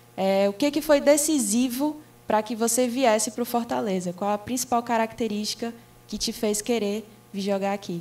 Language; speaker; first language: Portuguese; native; Portuguese